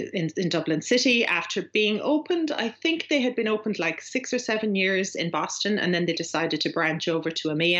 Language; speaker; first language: English; native; English